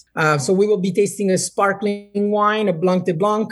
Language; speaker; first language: English; non-native, fluent; Italian